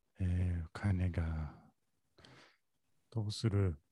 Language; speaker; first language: Japanese; non-native, learner; English